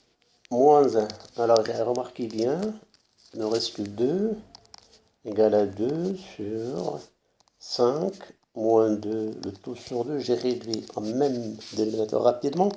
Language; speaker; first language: French; non-native, local second language; Arabic